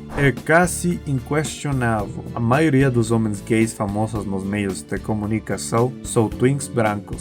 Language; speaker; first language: Portuguese; non-native, learner; Spanish